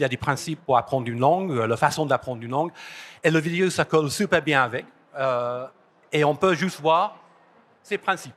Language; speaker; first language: French; non-native, fluent; English